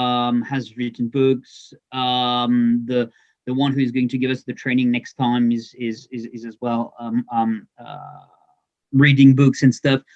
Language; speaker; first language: English; non-native, fluent; French